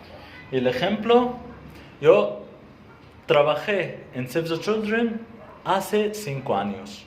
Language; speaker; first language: Spanish; non-native, fluent; Arabic